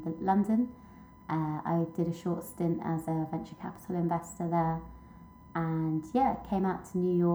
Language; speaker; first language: English; native; English